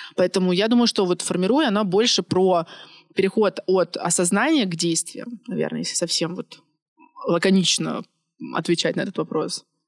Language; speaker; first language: Russian; native; Russian